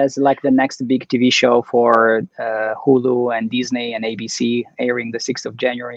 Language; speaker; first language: English; non-native, fluent; Italian